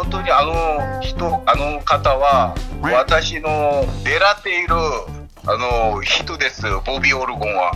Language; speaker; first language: Japanese; non-native, fluent; Korean